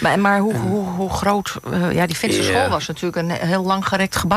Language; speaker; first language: Dutch; native; Dutch